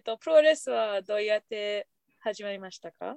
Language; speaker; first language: Japanese; non-native, fluent; English